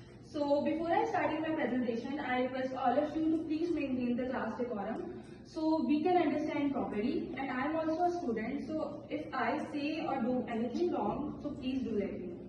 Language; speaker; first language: English; non-native, learner; Urdu